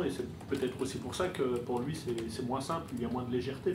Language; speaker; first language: French; native; French